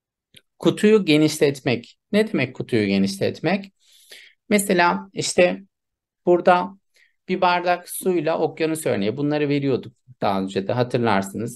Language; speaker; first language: Turkish; native; Turkish